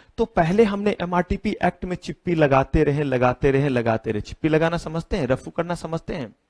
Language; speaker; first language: Hindi; native; Hindi